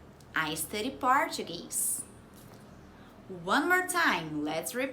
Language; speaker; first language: English; non-native, fluent; Portuguese